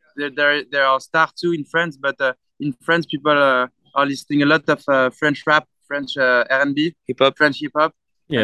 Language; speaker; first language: English; non-native, fluent; French